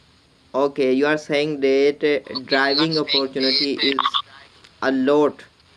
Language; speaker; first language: English; non-native, learner; Urdu